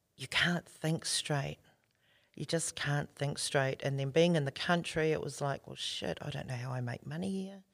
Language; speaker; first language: English; native; English